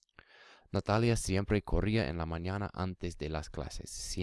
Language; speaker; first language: Spanish; non-native, fluent; English